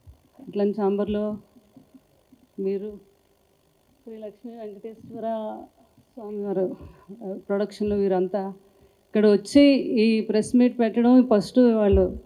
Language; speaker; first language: Telugu; native; Telugu